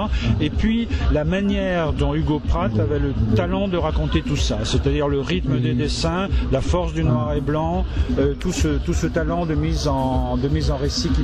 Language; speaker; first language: French; native; French